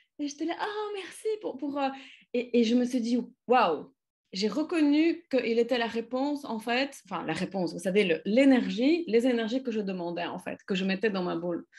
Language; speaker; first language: French; non-native, fluent; Polish